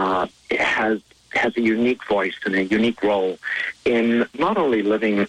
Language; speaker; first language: English; native; English